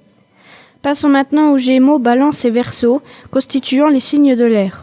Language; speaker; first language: French; native; French